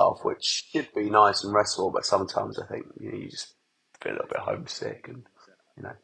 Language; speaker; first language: English; native; English